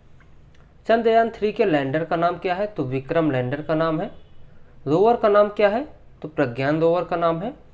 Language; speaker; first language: Hindi; native; Hindi